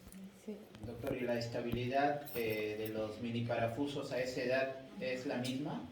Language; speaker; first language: Spanish; native; Spanish